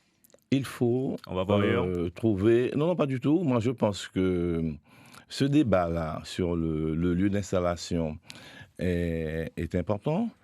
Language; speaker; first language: French; native; French